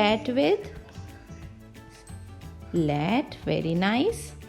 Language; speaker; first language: English; non-native, local second language; Hindi